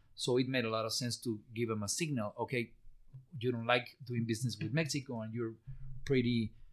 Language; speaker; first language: English; non-native, fluent; Spanish